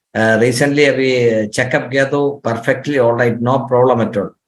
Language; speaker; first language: Hindi; non-native, local second language; Malayalam